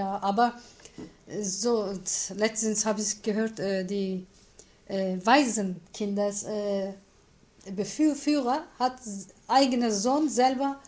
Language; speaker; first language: German; non-native, learner; Kurdish